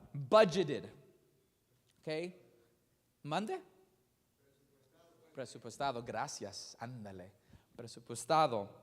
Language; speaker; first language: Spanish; non-native, learner; English